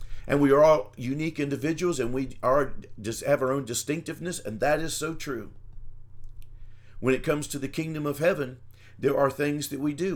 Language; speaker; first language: English; native; English